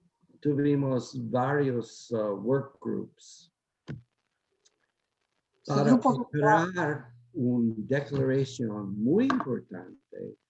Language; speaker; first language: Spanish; non-native, learner; English